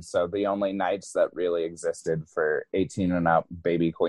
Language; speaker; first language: English; native; English